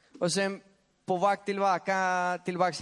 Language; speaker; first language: Swedish; non-native, fluent; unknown